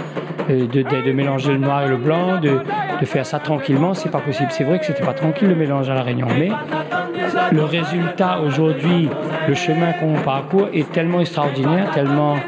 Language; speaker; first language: French; non-native, local second language; Réunion Creole French